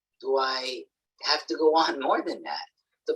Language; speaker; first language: English; native; English